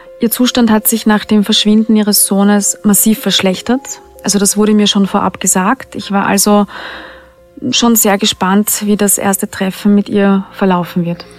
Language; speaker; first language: German; native; German